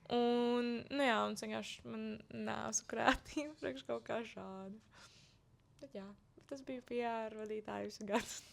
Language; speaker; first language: Latvian; native; Latvian